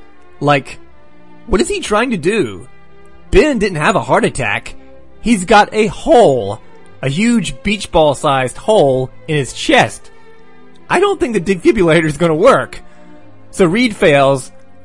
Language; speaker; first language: English; native; English